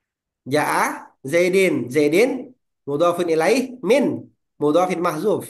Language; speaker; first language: Arabic; non-native, fluent; Indonesian